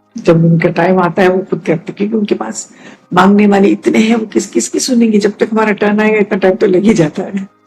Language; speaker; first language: Hindi; native; Hindi